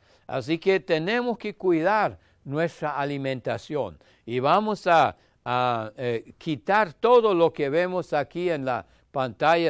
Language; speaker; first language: Spanish; non-native, fluent; German